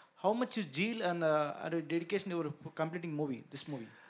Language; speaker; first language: English; non-native, local second language; Telugu